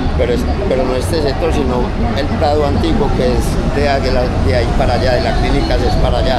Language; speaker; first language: Spanish; native; Spanish